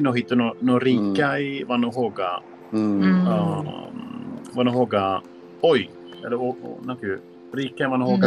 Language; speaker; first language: Japanese; non-native, learner; Swedish